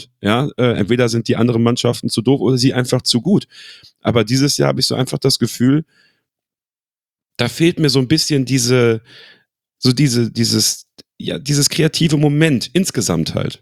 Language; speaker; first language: German; native; German